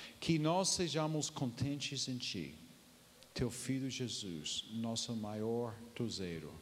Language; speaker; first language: Portuguese; non-native, fluent; English